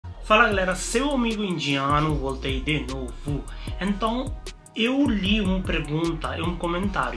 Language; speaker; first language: Portuguese; non-native, learner; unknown